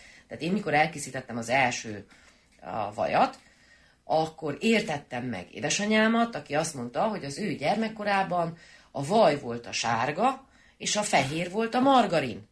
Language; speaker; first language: Hungarian; native; Hungarian